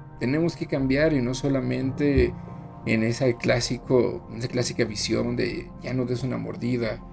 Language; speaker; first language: Spanish; native; Spanish